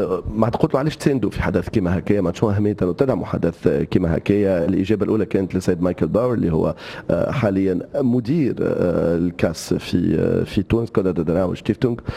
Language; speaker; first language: Arabic; native; Arabic